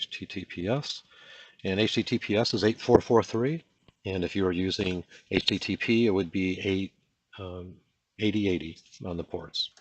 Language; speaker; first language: English; native; English